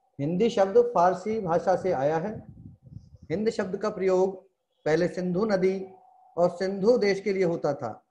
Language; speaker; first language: Hindi; native; Hindi